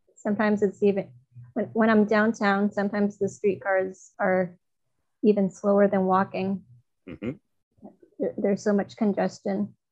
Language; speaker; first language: English; non-native, fluent; Chinese